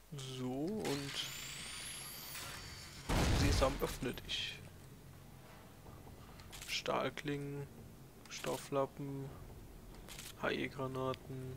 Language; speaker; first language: German; native; German